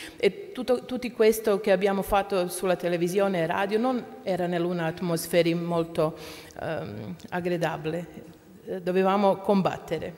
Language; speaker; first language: Italian; non-native, learner; Croatian